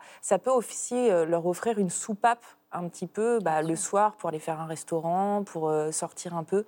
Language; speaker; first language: French; native; French